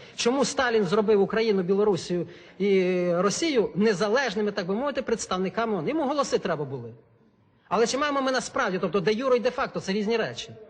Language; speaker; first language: Ukrainian; non-native, local second language; Russian